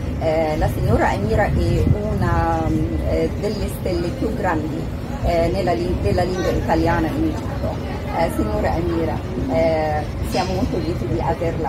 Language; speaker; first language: Italian; non-native, fluent; Arabic